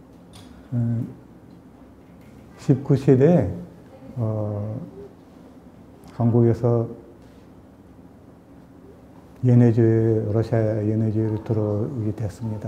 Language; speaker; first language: Korean; early bilingual, heritage; Korean